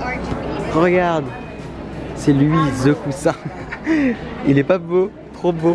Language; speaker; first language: French; native; French